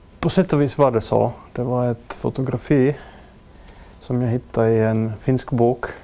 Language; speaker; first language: Swedish; native; Swedish